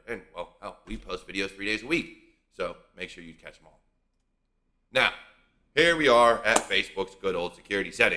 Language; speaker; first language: English; native; English